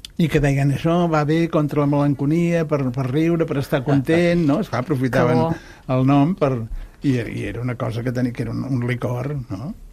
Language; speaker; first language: Catalan; native; Catalan